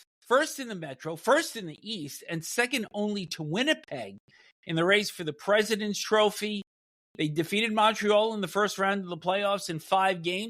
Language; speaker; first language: English; native; English